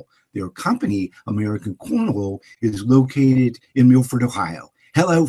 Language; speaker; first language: English; native; English